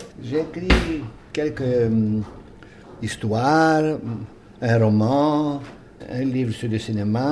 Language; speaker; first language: French; non-native, fluent; Greek